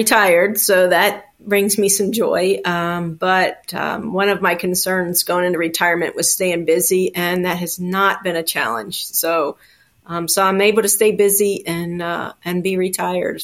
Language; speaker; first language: English; native; English